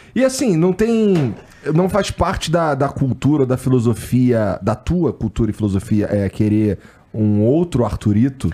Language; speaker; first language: Portuguese; native; Portuguese